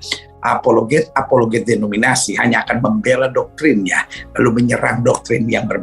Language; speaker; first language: Indonesian; native; Indonesian